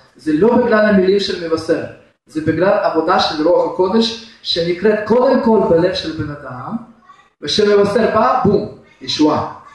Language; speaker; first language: Hebrew; non-native, fluent; Russian